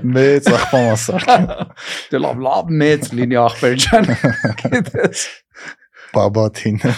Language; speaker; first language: Armenian; early bilingual, heritage; Armenian